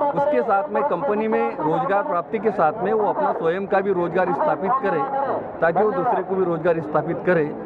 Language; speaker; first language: Hindi; native; Hindi